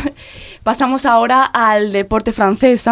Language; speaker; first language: Spanish; native; Spanish